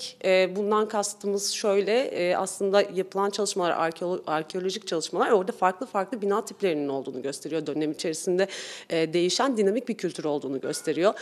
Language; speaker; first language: Turkish; native; Turkish